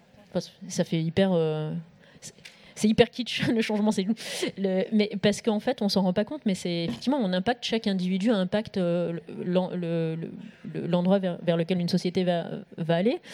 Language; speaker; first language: French; native; French